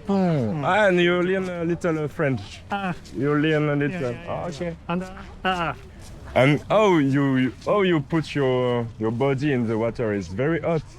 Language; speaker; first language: English; non-native, learner; French